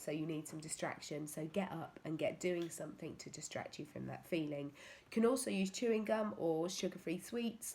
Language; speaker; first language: English; native; English